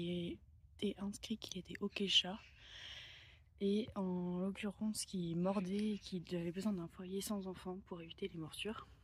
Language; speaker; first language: French; native; French